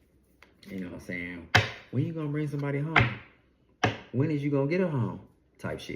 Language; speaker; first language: English; native; English